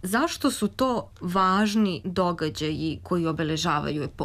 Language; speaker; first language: Serbian; native; Serbian